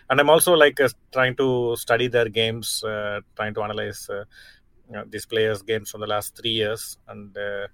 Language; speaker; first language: English; non-native, local second language; Tamil